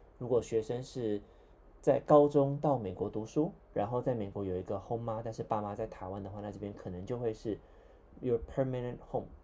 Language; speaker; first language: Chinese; native; Chinese